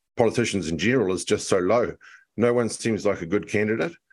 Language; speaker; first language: English; native; English